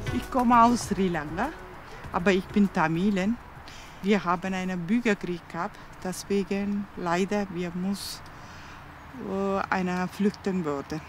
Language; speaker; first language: German; non-native, learner; Tamil